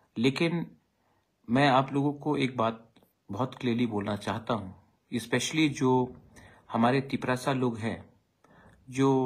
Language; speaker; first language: Hindi; non-native, local second language; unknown